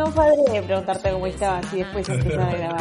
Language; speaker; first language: Spanish; native; Spanish